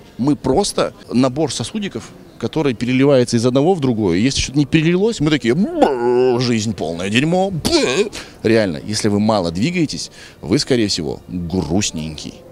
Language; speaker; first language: Russian; native; Russian